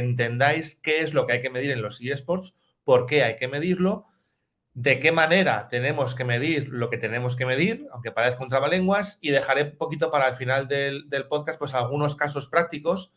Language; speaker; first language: Spanish; native; Spanish